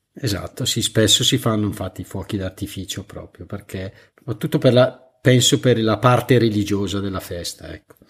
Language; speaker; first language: Italian; native; Italian